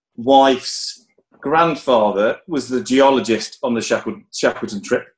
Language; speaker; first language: English; native; English